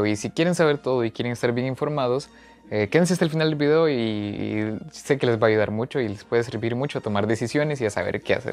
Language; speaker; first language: Spanish; native; Spanish